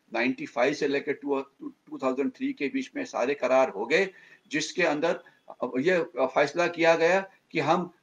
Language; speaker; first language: Hindi; non-native, local second language; Marathi